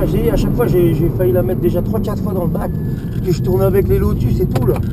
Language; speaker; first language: French; native; French